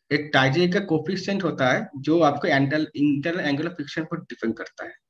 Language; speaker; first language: Hindi; non-native, local second language; Bangla